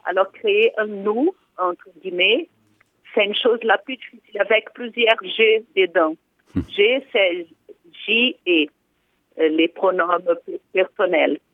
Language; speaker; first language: French; non-native, fluent; Portuguese